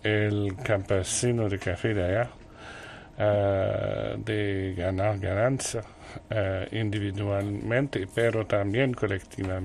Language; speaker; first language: Spanish; non-native, learner; French